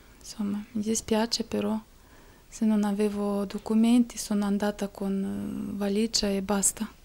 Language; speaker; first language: Italian; non-native, learner; Ukrainian